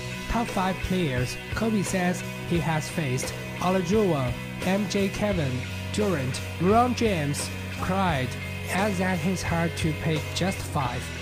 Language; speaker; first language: English; non-native, learner; Chinese